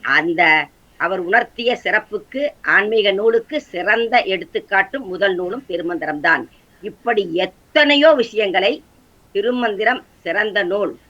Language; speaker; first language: Tamil; non-native, local second language; Kannada